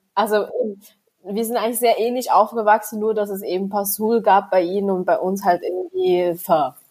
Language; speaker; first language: German; early bilingual, other home language; Vietnamese